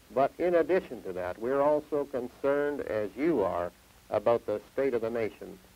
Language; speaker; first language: English; native; English